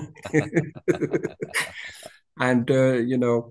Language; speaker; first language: English; non-native, fluent; Danish